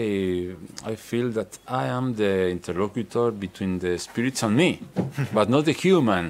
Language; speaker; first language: English; non-native, learner; Spanish